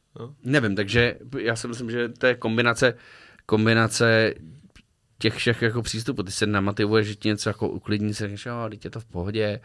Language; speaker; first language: Czech; native; Czech